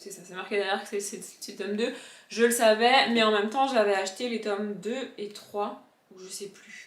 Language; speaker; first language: French; native; French